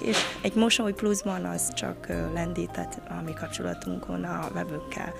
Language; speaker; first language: Hungarian; early bilingual, other home language; Vietnamese